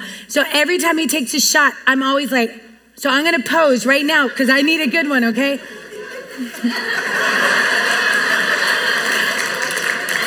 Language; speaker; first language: English; native; English